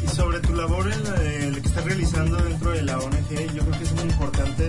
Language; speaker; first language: Spanish; native; Spanish